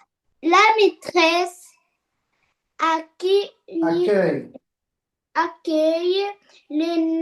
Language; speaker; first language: French; non-native, learner; Arabic